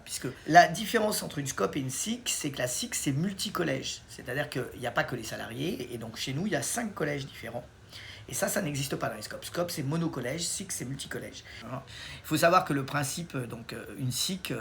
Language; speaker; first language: French; native; French